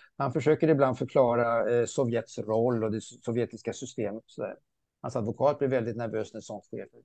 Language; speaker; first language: Swedish; early bilingual, other home language; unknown